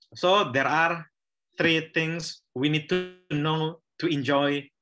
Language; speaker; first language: English; non-native, fluent; Indonesian